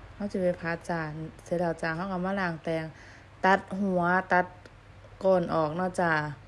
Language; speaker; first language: Thai; native; Thai